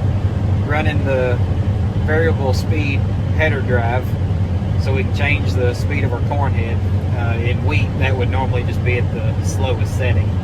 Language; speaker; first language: English; native; English